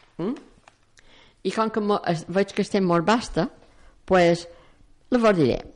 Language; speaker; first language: Catalan; native; Catalan